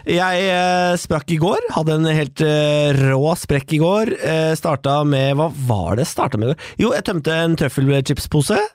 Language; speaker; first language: Norwegian; native; Norwegian